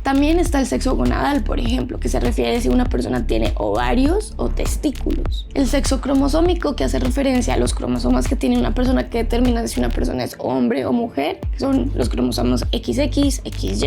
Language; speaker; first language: Spanish; native; Spanish